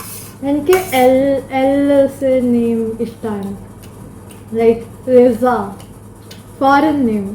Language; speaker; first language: Malayalam; early bilingual, heritage; Malayalam